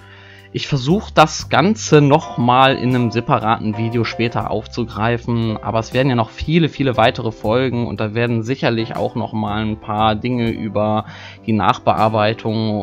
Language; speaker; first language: German; native; German